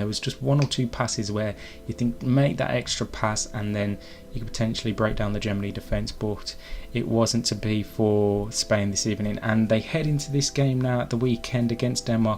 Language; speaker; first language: English; native; English